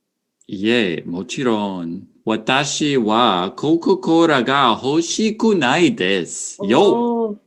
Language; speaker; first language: Japanese; non-native, learner; English